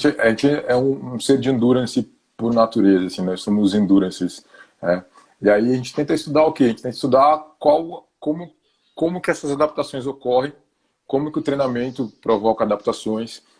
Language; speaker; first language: Portuguese; native; Portuguese